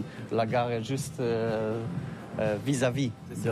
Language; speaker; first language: French; non-native, learner; Polish